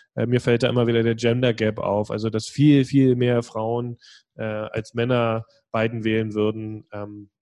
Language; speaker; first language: German; non-native, fluent; English